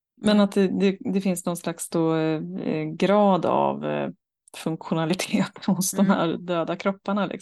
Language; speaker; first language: Swedish; native; Swedish